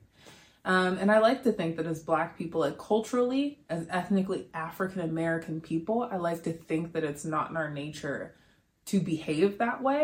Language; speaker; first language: English; native; English